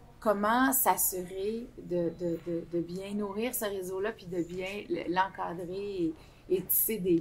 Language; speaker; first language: French; native; French